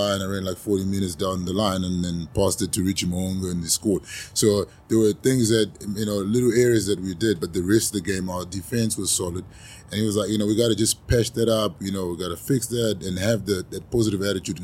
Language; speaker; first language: English; non-native, local second language; Shona